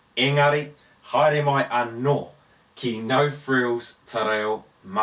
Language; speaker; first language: Māori; non-native, learner; English